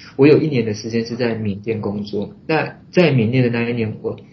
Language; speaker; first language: Chinese; native; Chinese